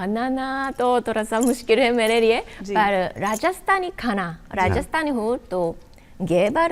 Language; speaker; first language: Hindi; non-native, learner; Japanese